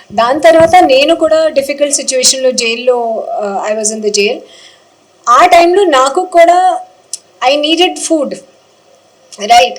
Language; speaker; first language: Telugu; non-native, learner; Hindi